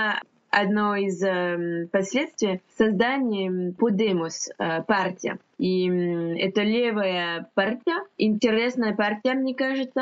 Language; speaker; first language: Russian; non-native, fluent; French